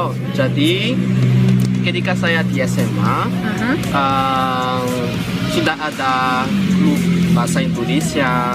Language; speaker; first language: Indonesian; non-native, learner; Malagasy